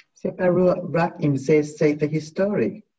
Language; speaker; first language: Hebrew; non-native, learner; English